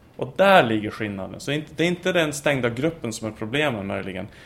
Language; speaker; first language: Swedish; non-native, fluent; English